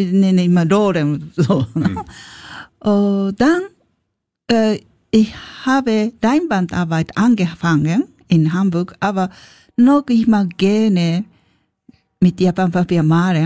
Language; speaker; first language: German; non-native, learner; Japanese